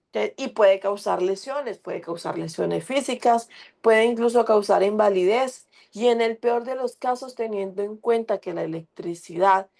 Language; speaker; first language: Spanish; native; Spanish